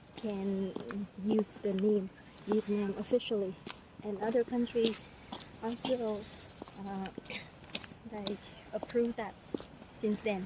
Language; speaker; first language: English; non-native, fluent; Vietnamese